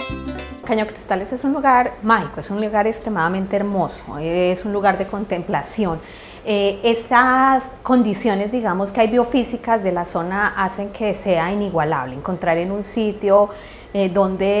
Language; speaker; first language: Spanish; native; Spanish